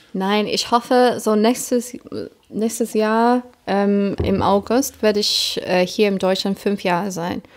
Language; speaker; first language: German; non-native, fluent; English